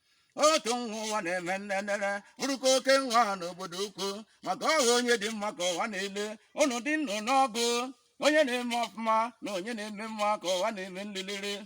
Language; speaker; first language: Igbo; native; Igbo